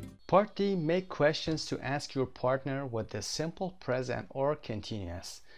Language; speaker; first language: English; non-native, fluent; Persian